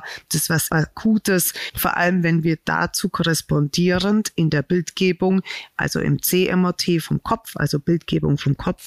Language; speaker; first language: German; native; German